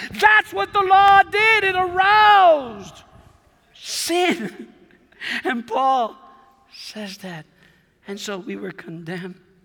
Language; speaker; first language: English; non-native, fluent; Spanish